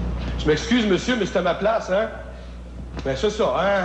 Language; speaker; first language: French; native; French